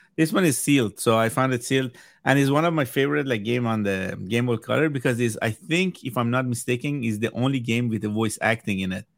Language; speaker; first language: English; non-native, fluent; Persian